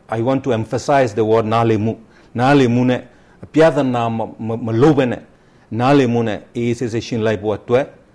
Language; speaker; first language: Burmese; non-native, local second language; Rohingya